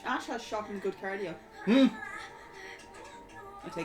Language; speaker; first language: English; native; English